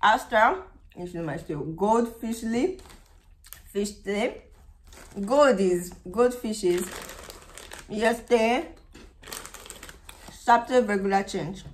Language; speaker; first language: Romanian; non-native, learner; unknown